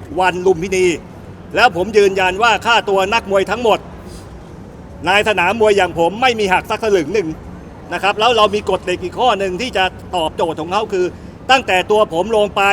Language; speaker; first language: Thai; native; Thai